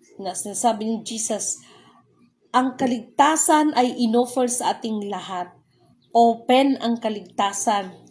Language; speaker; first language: Filipino; non-native, local second language; Cebuano